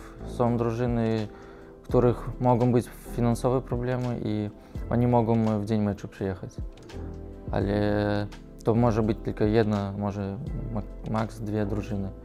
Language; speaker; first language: Polish; non-native, learner; Russian